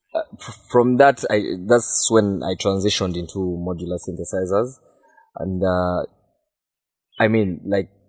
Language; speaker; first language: English; non-native, local second language; Ganda